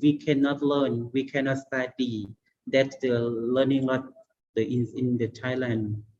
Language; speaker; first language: English; non-native, learner; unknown